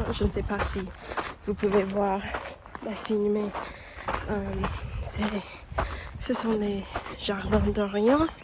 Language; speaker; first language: French; non-native, learner; English